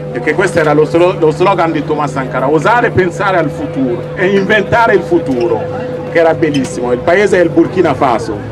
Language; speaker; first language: Italian; non-native, fluent; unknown